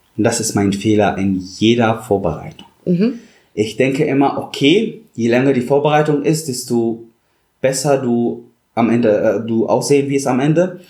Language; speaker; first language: German; non-native, fluent; Arabic